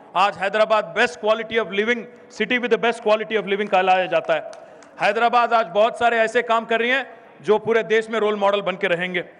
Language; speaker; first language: Hindi; non-native, local second language; Telugu